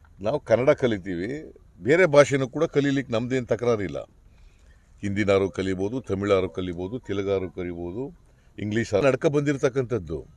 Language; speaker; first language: Kannada; native; Kannada